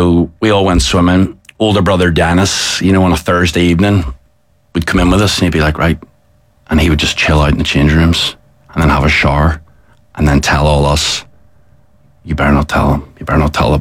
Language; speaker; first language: English; native; English